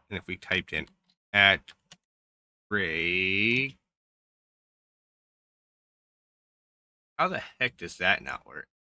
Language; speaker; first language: English; native; English